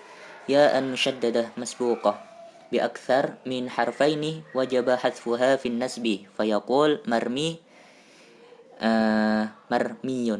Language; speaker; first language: Arabic; non-native, learner; Indonesian